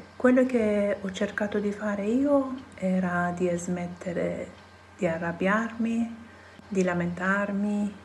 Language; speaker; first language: Italian; non-native, fluent; Persian